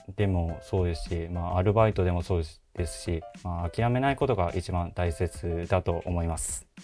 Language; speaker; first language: Japanese; native; Japanese